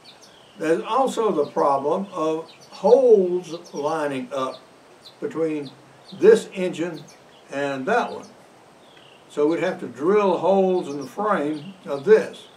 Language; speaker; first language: English; native; English